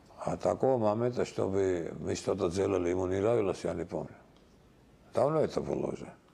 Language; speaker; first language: Russian; non-native, local second language; Georgian